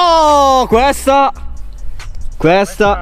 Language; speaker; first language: Italian; native; Italian